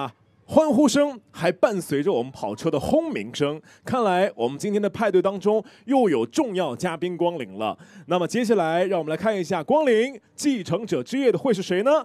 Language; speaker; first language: Chinese; native; Chinese